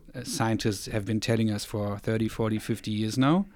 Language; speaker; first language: English; non-native, fluent; German